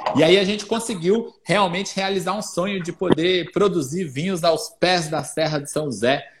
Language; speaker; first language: Portuguese; native; Portuguese